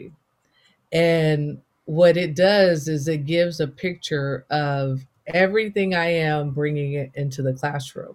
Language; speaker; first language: English; native; English